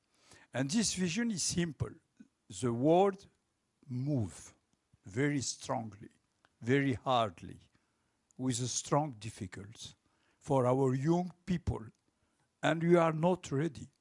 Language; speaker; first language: English; non-native, local second language; French